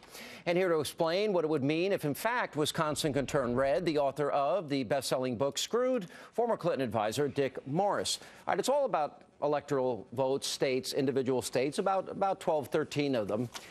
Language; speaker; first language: English; native; English